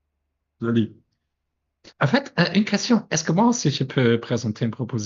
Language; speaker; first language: French; non-native, fluent; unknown